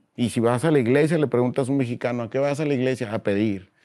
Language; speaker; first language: Spanish; native; Spanish